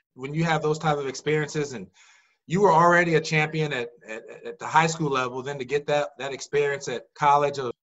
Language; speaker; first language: English; native; English